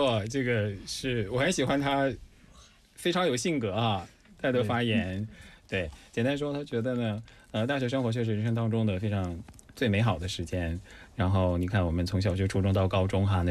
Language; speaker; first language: Chinese; native; Chinese